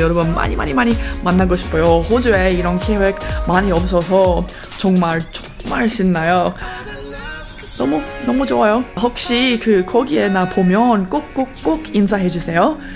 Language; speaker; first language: Korean; non-native, learner; English